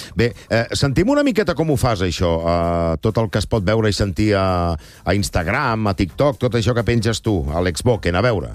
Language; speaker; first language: Catalan; native; Catalan